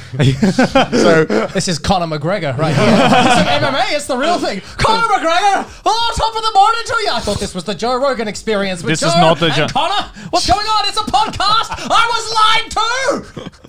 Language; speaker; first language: English; native; English